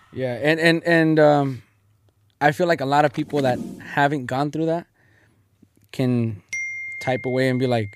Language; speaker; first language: English; early bilingual, other home language; Spanish